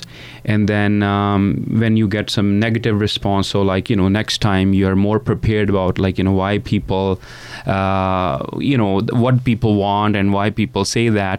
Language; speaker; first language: English; non-native, local second language; Punjabi